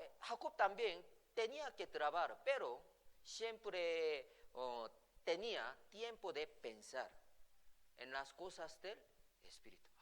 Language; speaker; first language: Spanish; non-native, fluent; Korean